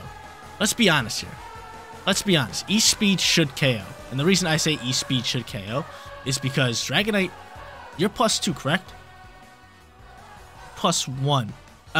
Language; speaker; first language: English; native; English